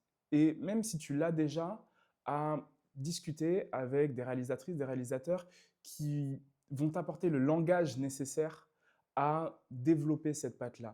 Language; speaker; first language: French; native; French